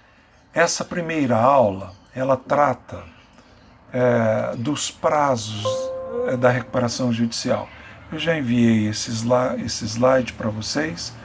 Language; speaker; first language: Portuguese; native; Portuguese